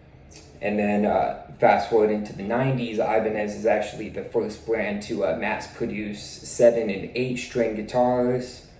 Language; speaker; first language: English; native; English